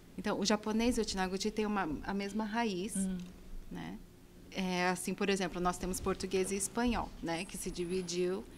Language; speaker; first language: Portuguese; native; Portuguese